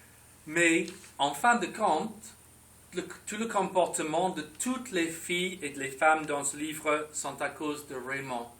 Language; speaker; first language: French; non-native, fluent; English